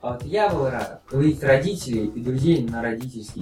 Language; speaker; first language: Russian; native; Russian